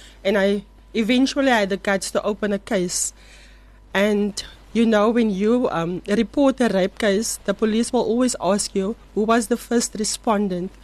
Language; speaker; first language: English; non-native, local second language; Afrikaans